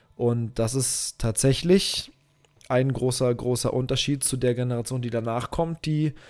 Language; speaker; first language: German; native; German